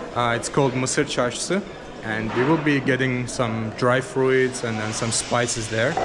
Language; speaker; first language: English; non-native, fluent; Azerbaijani